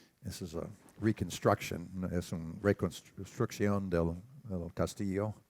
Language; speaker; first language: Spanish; non-native, learner; English